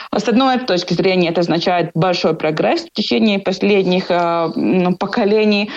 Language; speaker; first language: Russian; non-native, local second language; Latvian